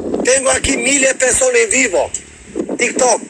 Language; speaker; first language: Spanish; non-native, learner; Albanian